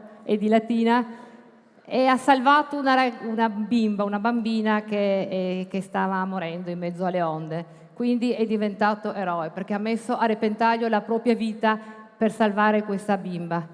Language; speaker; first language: Italian; native; Italian